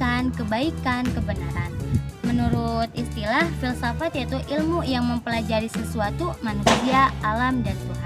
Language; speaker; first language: Indonesian; native; Indonesian